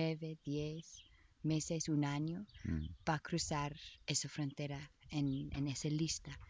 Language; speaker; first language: Spanish; non-native, learner; English